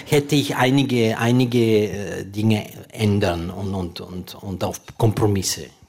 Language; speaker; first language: German; non-native, fluent; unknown